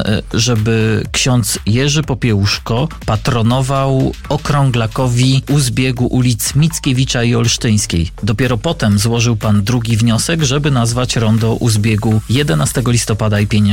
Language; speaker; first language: Polish; native; Polish